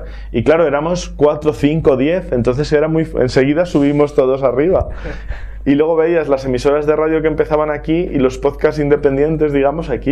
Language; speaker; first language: Spanish; native; Spanish